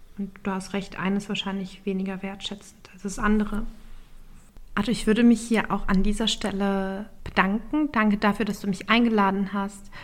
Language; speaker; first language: German; early bilingual, other home language; Turkish